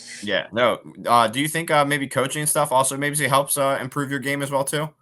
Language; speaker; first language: English; native; English